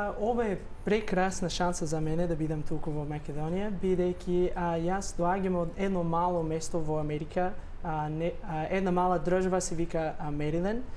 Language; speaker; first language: Macedonian; non-native, learner; English